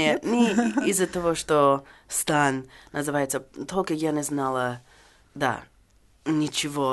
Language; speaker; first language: Russian; non-native, learner; English